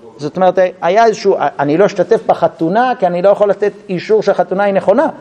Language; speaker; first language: Hebrew; non-native, fluent; English